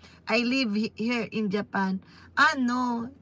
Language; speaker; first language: English; non-native, learner; Filipino